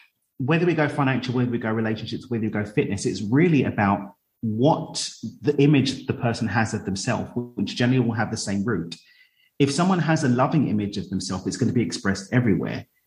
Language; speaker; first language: English; native; English